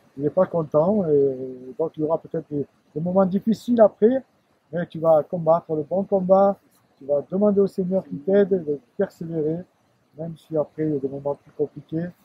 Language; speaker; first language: French; native; French